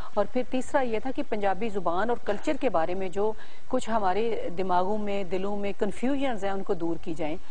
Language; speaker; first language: Urdu; non-native, local second language; Punjabi